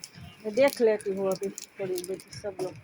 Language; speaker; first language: Hindi; non-native, local second language; Gujarati